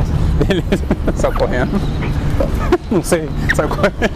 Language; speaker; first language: Portuguese; native; Portuguese